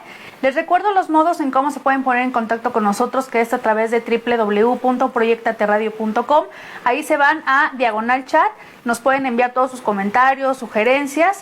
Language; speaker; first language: Spanish; native; Spanish